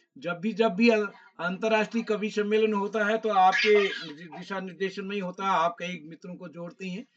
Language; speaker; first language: Hindi; native; Hindi